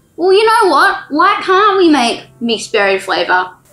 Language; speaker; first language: English; native; English